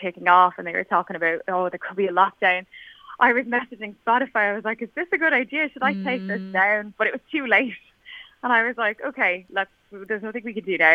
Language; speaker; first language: English; native; English